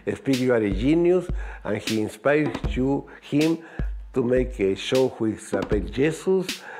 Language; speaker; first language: English; non-native, learner; Spanish